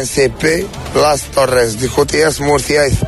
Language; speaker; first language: Spanish; non-native, learner; Arabic